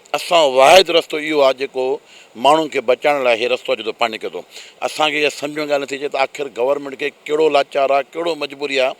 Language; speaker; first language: Sindhi; native; Sindhi